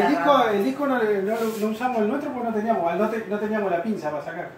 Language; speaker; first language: Spanish; native; Spanish